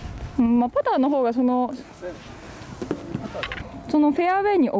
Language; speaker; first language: Japanese; native; Japanese